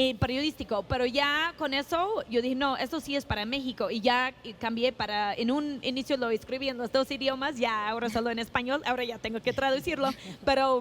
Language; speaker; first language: Spanish; non-native, fluent; English